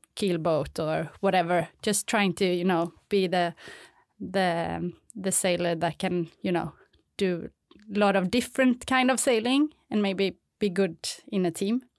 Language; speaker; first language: English; non-native, fluent; Swedish